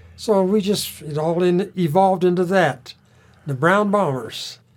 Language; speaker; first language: English; native; English